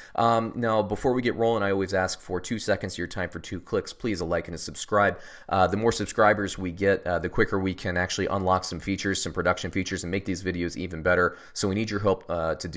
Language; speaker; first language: English; native; English